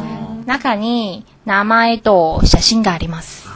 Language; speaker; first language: Japanese; non-native, learner; Chinese